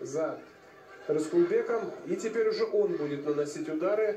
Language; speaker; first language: Russian; native; Russian